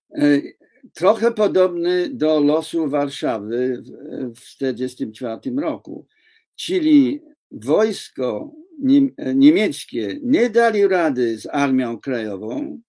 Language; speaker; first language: Polish; non-native, fluent; English